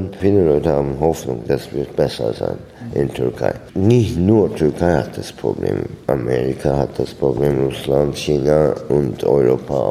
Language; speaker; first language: German; non-native, fluent; Turkish